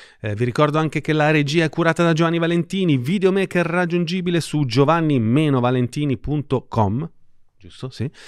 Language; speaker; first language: Italian; native; Italian